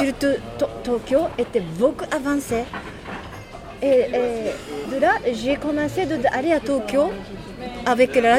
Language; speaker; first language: French; non-native, learner; Japanese